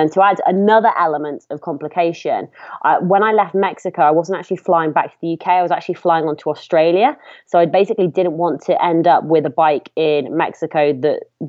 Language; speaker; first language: English; native; English